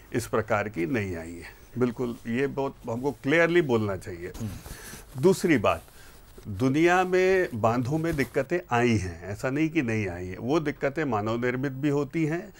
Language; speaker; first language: Hindi; native; Hindi